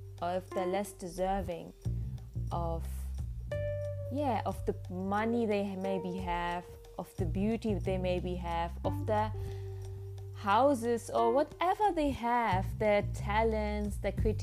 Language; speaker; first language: English; non-native, fluent; German